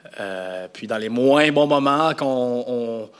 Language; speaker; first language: French; native; French